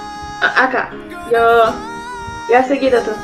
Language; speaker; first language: Spanish; non-native, learner; Portuguese